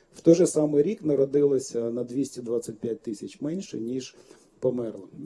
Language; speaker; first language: Ukrainian; non-native, fluent; Lithuanian